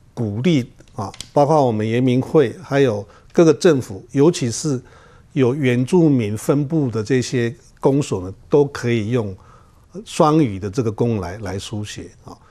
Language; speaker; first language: Chinese; non-native, local second language; Amis